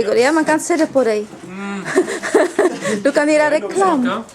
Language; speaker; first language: Swedish; non-native, fluent; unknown